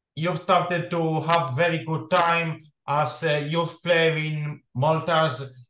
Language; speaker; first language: English; non-native, fluent; Hebrew